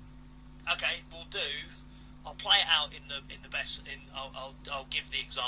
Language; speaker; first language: English; native; English